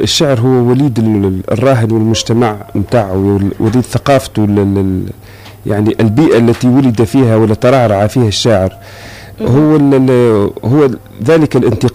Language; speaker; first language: Arabic; native; Arabic